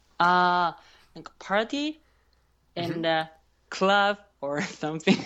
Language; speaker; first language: English; non-native, learner; Japanese